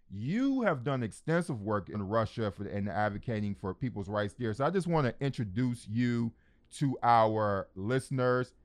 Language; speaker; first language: English; native; English